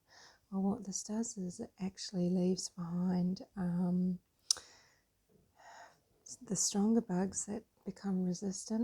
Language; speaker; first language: English; native; English